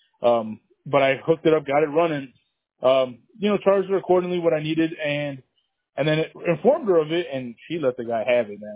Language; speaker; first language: English; early bilingual, other home language; Spanish